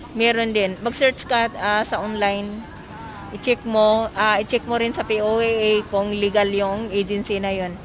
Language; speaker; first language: Filipino; non-native, local second language; Cebuano